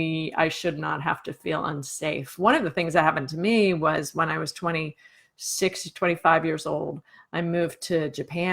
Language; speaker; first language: English; native; English